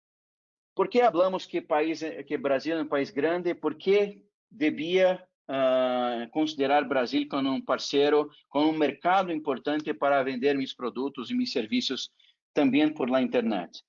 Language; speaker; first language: Spanish; non-native, fluent; Portuguese